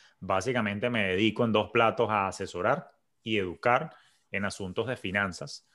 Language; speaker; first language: Spanish; native; Spanish